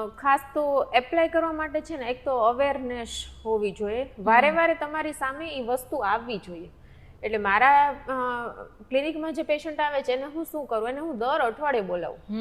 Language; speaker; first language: Gujarati; native; Gujarati